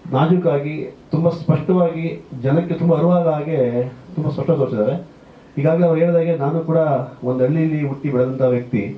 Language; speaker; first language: Kannada; native; Kannada